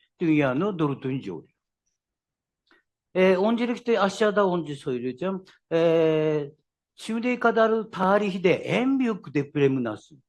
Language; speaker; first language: Turkish; non-native, learner; Japanese